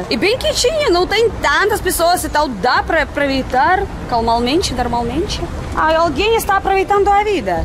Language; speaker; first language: Portuguese; non-native, fluent; Russian